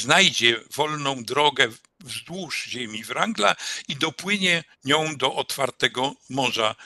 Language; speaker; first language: Polish; native; Polish